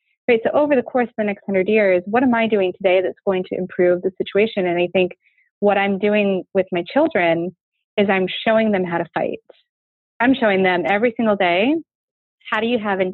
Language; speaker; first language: English; native; English